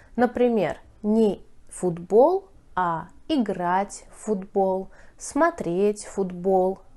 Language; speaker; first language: Russian; native; Russian